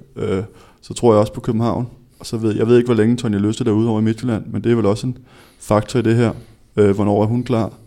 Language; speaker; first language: Danish; native; Danish